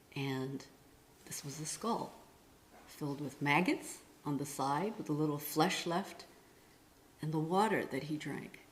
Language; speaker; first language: English; non-native, fluent; Korean